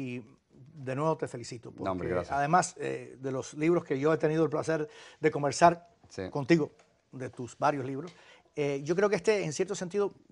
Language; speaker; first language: Spanish; early bilingual, heritage; Spanish